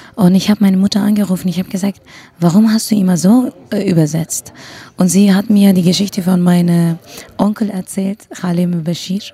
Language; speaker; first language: German; non-native, fluent; Kurdish